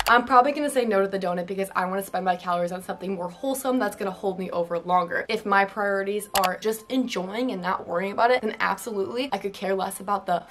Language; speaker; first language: English; native; English